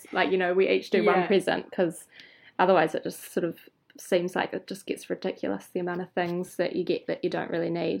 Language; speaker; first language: English; native; English